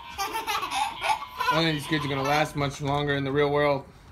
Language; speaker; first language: English; native; English